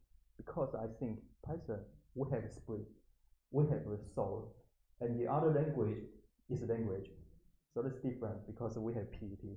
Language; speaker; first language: English; non-native, learner; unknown